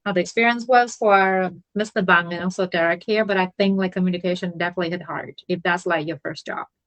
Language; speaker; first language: English; non-native, fluent; Vietnamese